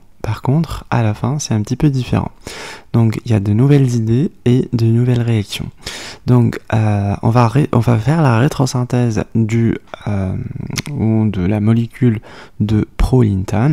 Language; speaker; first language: French; native; French